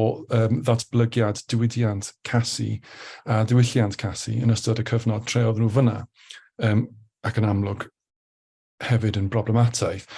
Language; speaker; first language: Welsh; native; Welsh